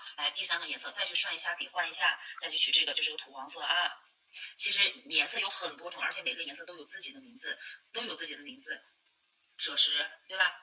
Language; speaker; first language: Chinese; native; Chinese